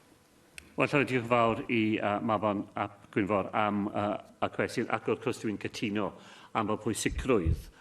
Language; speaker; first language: Welsh; non-native, local second language; English